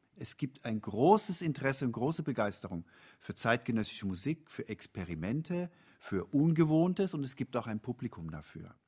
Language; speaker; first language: German; native; German